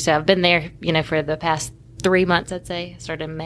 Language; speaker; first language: English; native; English